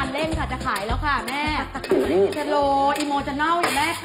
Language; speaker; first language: Thai; native; Thai